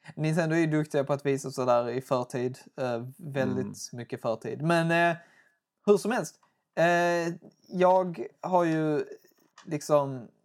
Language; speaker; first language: Swedish; native; Swedish